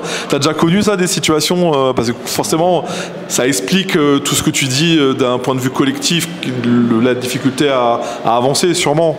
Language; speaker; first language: French; native; French